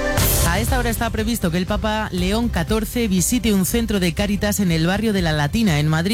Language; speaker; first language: Spanish; native; Spanish